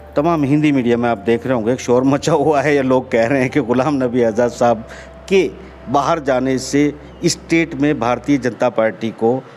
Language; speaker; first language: Hindi; native; Hindi